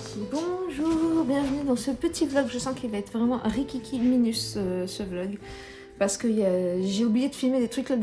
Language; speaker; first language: French; native; French